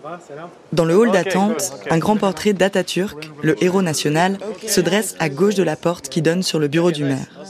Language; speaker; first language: French; native; French